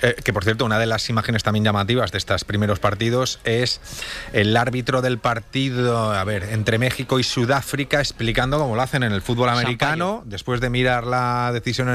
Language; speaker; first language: Spanish; native; Spanish